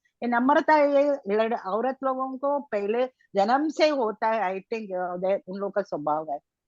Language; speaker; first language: Hindi; non-native, local second language; Tamil